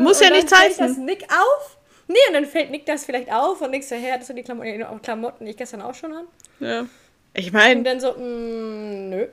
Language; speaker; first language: German; native; German